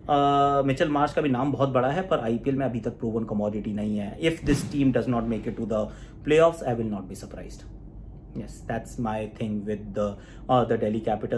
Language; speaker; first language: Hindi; native; Hindi